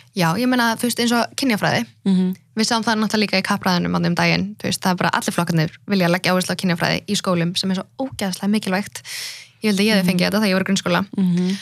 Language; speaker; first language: Icelandic; early bilingual, other home language; Central Kurdish